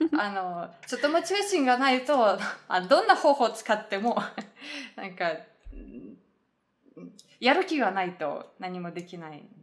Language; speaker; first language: Japanese; non-native, fluent; Russian